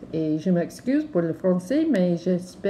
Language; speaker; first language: French; non-native, learner; English